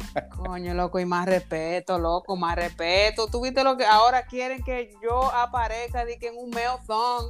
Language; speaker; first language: Spanish; early bilingual, heritage; Spanish